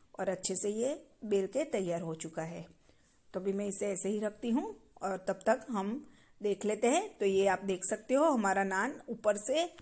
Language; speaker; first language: Hindi; non-native, local second language; Gujarati